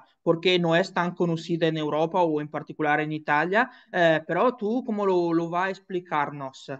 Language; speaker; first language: Spanish; non-native, learner; Italian